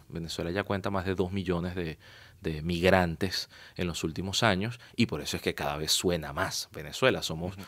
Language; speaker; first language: Spanish; native; Spanish